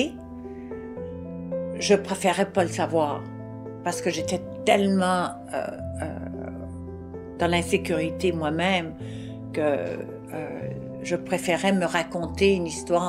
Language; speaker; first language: French; native; French